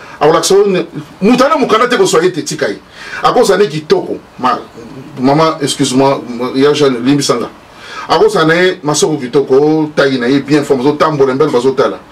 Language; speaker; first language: Lingala; native; Lingala